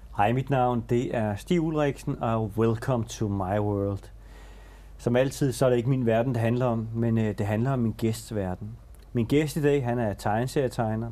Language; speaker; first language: Danish; native; Danish